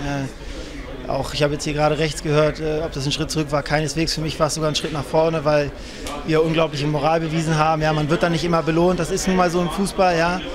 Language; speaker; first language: German; native; German